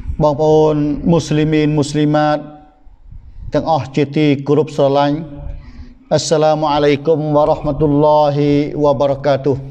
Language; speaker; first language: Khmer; non-native, local second language; Eastern Cham